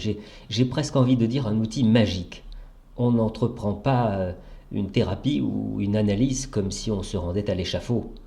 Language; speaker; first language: French; native; French